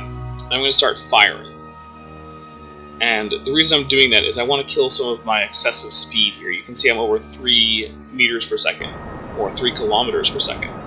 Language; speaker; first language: English; native; English